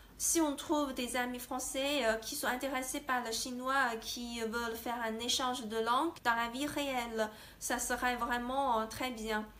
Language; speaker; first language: French; non-native, fluent; Chinese